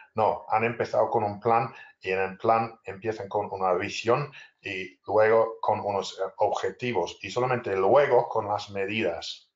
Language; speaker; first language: Spanish; non-native, fluent; English